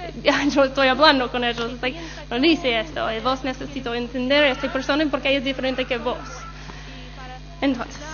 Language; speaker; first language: Spanish; non-native, learner; English